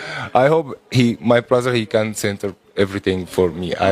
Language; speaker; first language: English; non-native, learner; Arabic